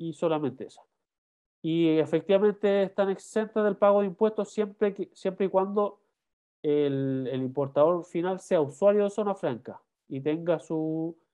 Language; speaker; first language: Spanish; native; Spanish